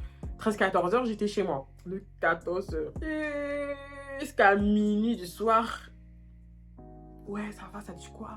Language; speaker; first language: French; native; French